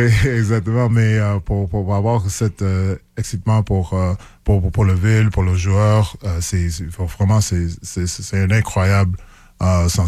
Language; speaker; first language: French; non-native, local second language; English